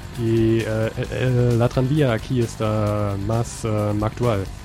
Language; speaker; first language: Spanish; non-native, learner; German